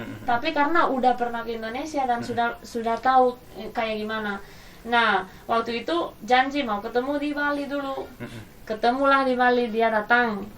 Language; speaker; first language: Indonesian; non-native, fluent; Spanish